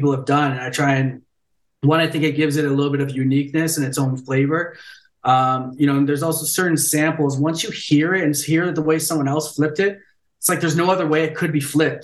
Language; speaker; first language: English; native; English